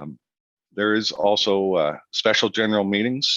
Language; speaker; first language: English; native; English